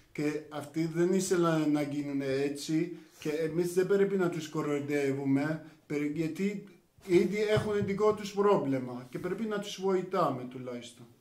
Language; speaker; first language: Greek; non-native, learner; Persian